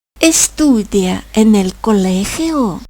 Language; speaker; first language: Spanish; non-native, fluent; Ukrainian